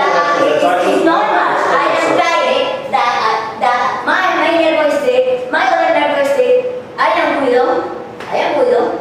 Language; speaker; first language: English; non-native, learner; Spanish